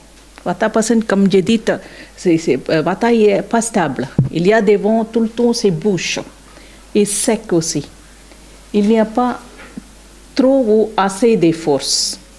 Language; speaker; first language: French; non-native, learner; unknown